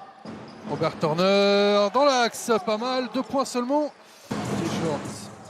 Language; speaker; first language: French; native; French